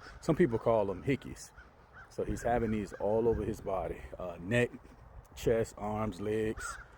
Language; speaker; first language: English; native; English